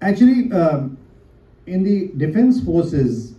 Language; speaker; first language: English; non-native, local second language; Hindi